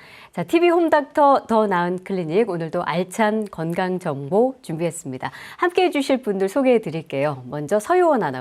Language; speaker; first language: Korean; native; Korean